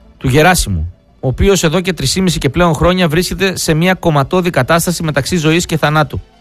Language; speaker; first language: Greek; native; Greek